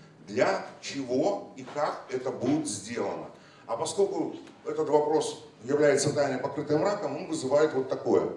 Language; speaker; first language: Russian; native; Russian